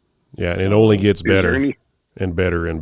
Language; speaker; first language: English; native; English